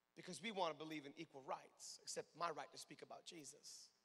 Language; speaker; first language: English; native; English